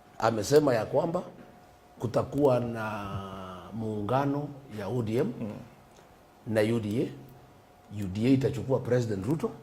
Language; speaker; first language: Swahili; non-native, local second language; Kikuyu